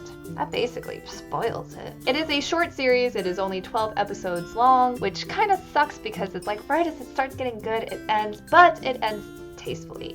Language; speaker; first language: English; native; English